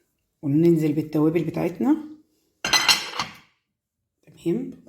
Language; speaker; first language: Arabic; native; Arabic